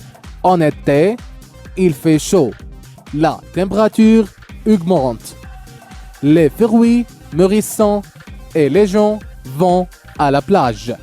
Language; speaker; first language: French; non-native, fluent; Arabic